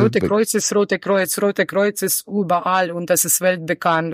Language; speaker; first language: German; non-native, learner; Ukrainian